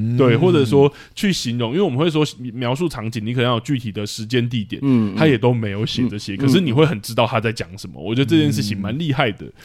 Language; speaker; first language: Chinese; native; Chinese